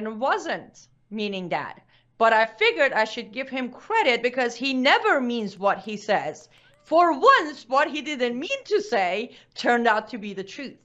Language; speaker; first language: English; non-native, fluent; Persian